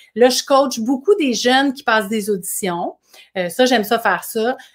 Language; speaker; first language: French; native; French